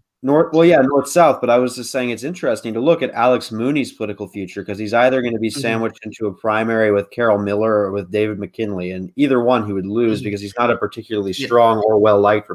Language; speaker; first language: English; native; English